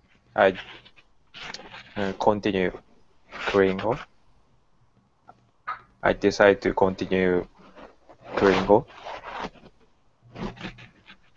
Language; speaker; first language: English; non-native, learner; Japanese